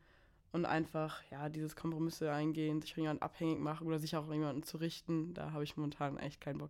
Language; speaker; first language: German; native; German